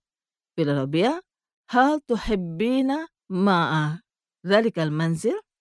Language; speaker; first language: Arabic; non-native, fluent; Indonesian